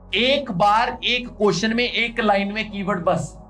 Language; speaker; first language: Hindi; non-native, local second language; Punjabi